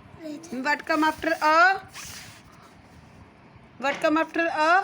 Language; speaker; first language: English; non-native, local second language; Hindi